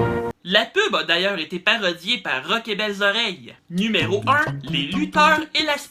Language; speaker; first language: French; native; French